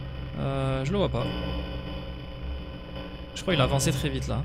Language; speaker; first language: French; native; French